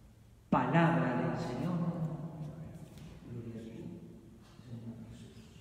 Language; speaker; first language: Spanish; native; Spanish